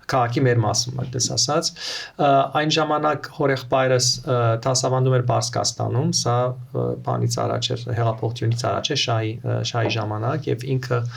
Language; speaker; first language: Armenian; early bilingual, heritage; Armenian